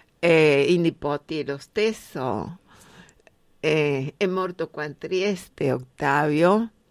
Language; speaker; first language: Italian; non-native, fluent; Spanish